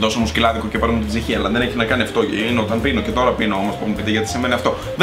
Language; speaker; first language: Greek; native; Greek